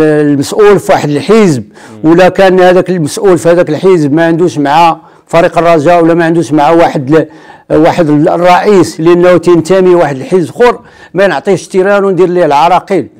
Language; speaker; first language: Arabic; native; Arabic